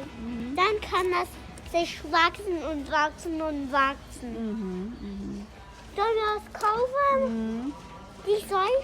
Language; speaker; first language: German; early bilingual, other home language; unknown